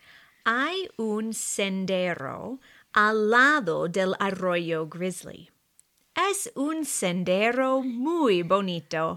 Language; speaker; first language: Spanish; non-native, fluent; English